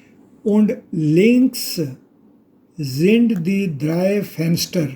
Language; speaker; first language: German; non-native, fluent; Urdu